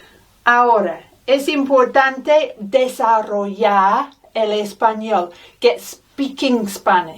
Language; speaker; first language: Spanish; non-native, fluent; English